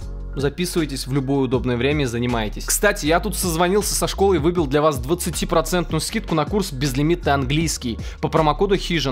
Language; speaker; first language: Russian; native; Russian